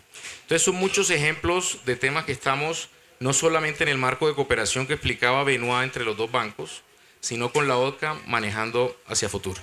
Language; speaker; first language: Spanish; native; Spanish